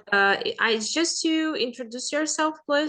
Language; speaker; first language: English; non-native, fluent; Portuguese